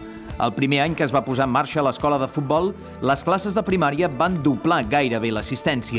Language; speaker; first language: Catalan; native; Catalan